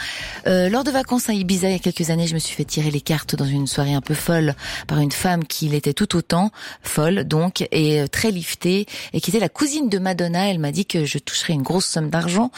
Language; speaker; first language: French; native; French